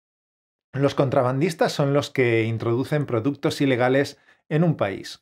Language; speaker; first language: Spanish; native; Spanish